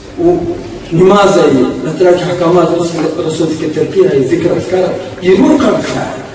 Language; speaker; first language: Urdu; non-native, local second language; Pashto